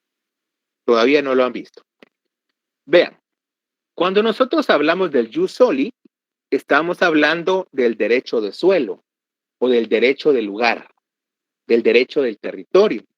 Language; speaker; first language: Spanish; native; Spanish